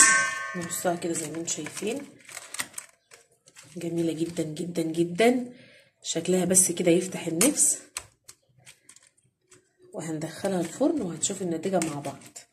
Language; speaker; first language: Arabic; native; Arabic